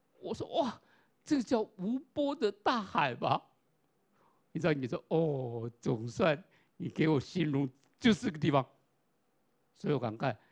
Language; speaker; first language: Chinese; non-native, local second language; Hakka Chinese